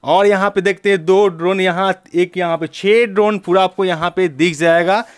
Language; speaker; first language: Hindi; native; Hindi